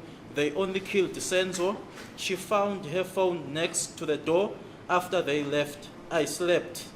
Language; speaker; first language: English; non-native, local second language; Zulu